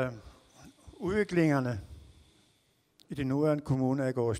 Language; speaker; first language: Danish; non-native, local second language; Kalaallisut